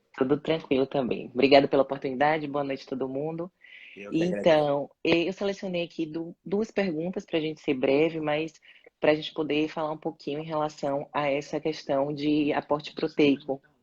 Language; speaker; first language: Portuguese; native; Portuguese